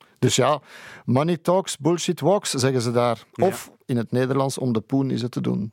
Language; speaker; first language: Dutch; native; Dutch